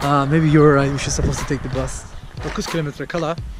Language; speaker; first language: English; non-native, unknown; Turkish